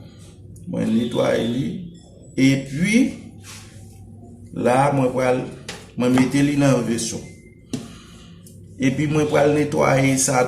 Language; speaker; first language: French; non-native, local second language; Haitian Creole